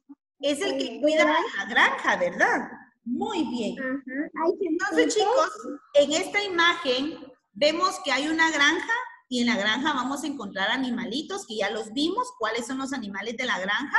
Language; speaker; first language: Spanish; native; Spanish